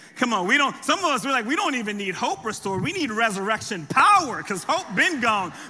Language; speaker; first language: English; early bilingual, other home language; French